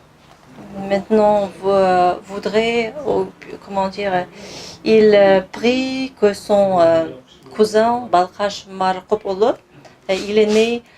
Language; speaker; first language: French; non-native, fluent; Kazakh